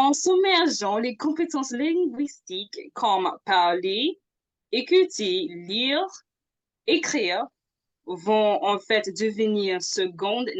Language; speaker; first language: French; non-native, fluent; English